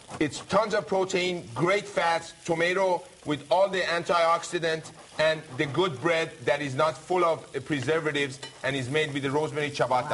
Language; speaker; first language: English; non-native, fluent; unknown